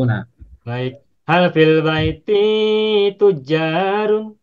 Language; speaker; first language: Arabic; non-native, fluent; Indonesian